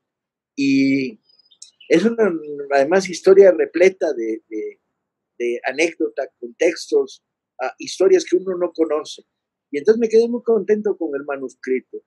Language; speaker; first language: Spanish; native; Spanish